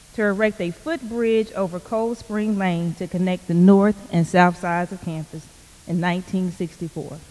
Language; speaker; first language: English; native; English